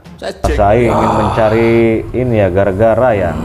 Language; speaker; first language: Indonesian; native; Indonesian